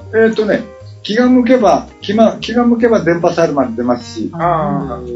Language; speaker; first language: Japanese; native; Japanese